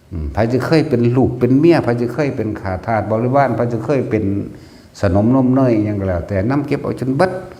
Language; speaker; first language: Lao; native; Lao